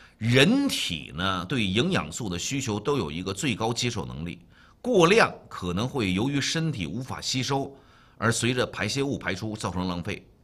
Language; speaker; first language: Chinese; native; Chinese